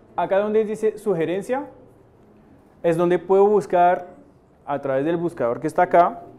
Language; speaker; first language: Spanish; non-native, fluent; French